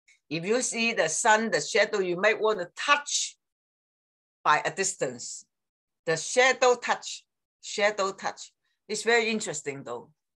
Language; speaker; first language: English; non-native, fluent; Chinese